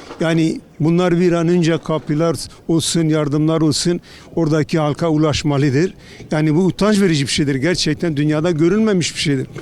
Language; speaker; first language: Turkish; non-native, local second language; Kurdish